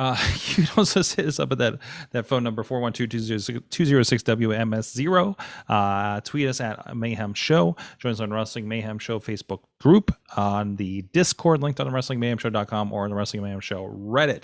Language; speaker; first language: English; native; English